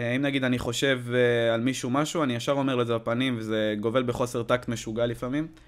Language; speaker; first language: Hebrew; native; Hebrew